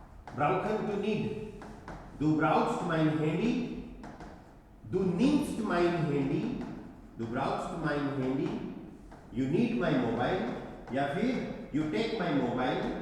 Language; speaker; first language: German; non-native, fluent; Hindi